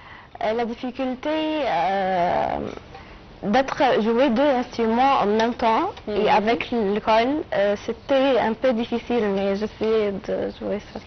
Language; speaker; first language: French; non-native, learner; Arabic